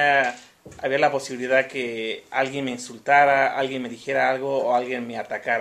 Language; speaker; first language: Spanish; non-native, fluent; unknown